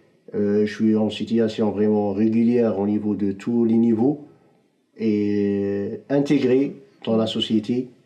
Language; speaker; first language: French; non-native, fluent; Arabic